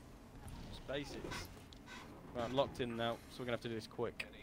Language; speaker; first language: English; native; English